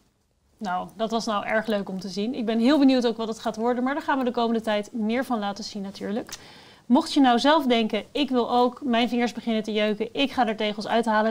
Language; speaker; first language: Dutch; native; Dutch